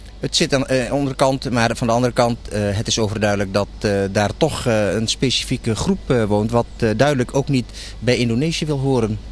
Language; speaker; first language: Dutch; early bilingual, other home language; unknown